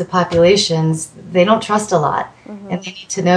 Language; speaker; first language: English; native; English